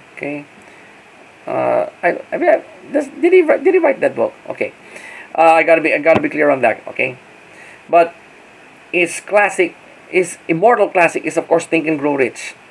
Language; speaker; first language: English; non-native, local second language; Filipino